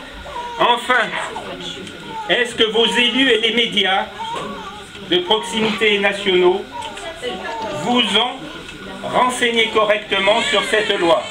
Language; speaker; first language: French; native; French